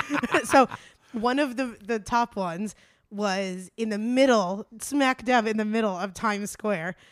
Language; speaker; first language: English; native; English